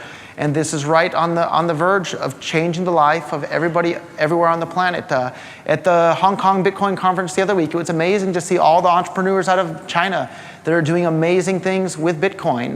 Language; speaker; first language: English; native; English